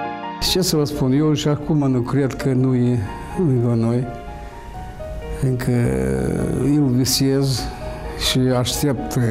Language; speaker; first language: Romanian; non-native, local second language; Russian